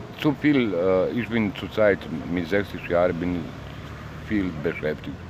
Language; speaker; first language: German; non-native, learner; Bosnian